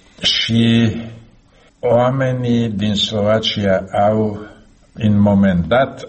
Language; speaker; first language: Romanian; non-native, fluent; Slovak